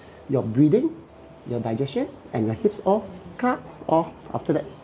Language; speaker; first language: English; non-native, local second language; Cantonese